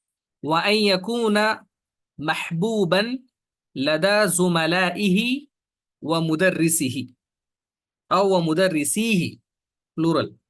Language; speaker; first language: Arabic; non-native, fluent; Urdu